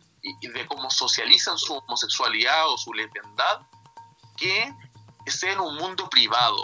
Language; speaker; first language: Spanish; native; Spanish